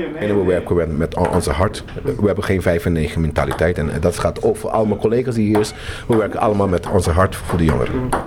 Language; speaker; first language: Dutch; non-native, local second language; Papiamento